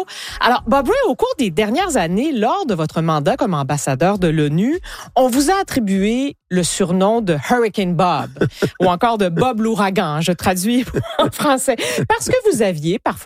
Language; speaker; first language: French; native; French